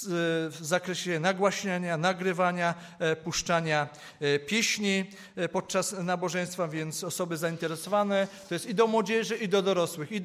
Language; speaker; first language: Polish; native; Polish